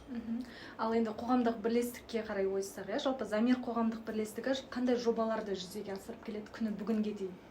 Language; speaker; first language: Kazakh; native; Kazakh